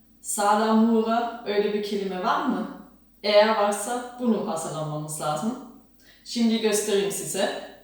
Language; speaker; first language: Turkish; non-native, fluent; German